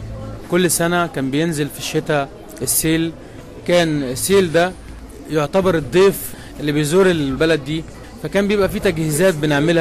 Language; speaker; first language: Arabic; native; Arabic